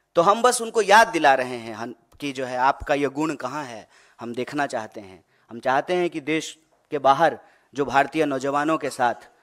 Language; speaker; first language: Hindi; native; Hindi